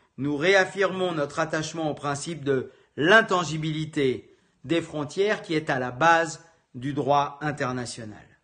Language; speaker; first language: French; native; French